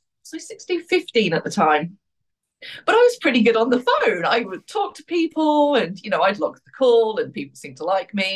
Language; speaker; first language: English; native; English